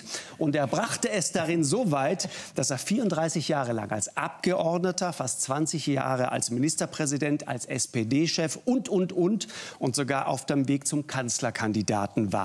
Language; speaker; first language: German; native; German